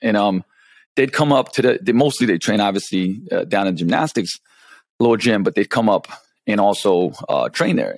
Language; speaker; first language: English; non-native, fluent; Slovenian